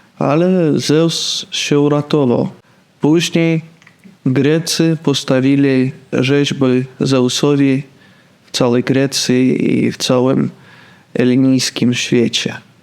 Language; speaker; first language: Polish; non-native, fluent; Russian